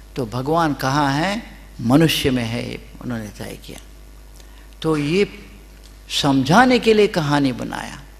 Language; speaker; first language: Hindi; non-native, local second language; Kannada